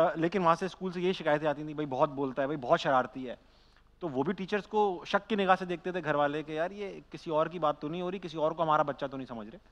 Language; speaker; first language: Urdu; native; Urdu